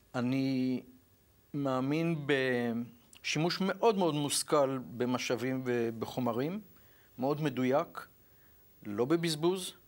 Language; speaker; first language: Hebrew; native; Hebrew